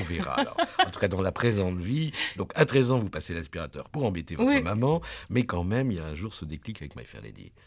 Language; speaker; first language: French; native; French